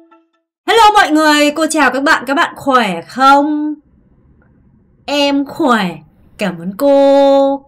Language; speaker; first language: Vietnamese; non-native, fluent; Korean